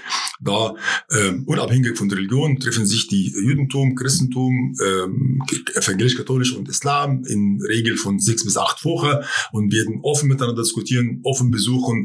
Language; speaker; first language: German; non-native, fluent; Arabic